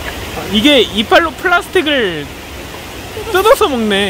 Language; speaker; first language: Korean; native; Korean